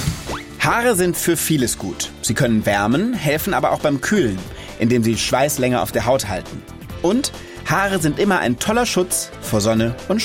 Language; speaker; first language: German; native; German